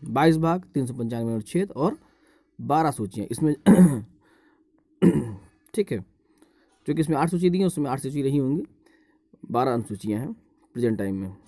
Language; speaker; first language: Hindi; native; Hindi